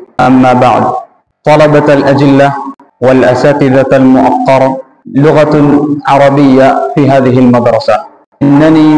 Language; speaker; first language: Arabic; non-native, fluent; Urdu